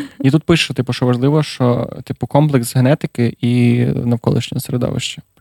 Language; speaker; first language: Ukrainian; non-native, local second language; Russian